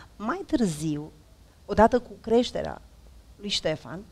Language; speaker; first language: Romanian; native; Romanian